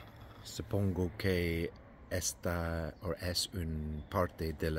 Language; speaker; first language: Spanish; non-native, learner; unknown